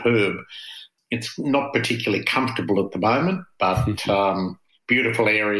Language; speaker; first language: English; native; English